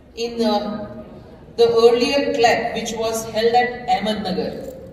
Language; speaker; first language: English; non-native, local second language; Marathi